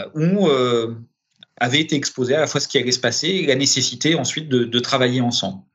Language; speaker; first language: French; early bilingual, other home language; Romanian